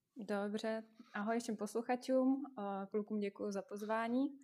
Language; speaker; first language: Czech; non-native, fluent; Russian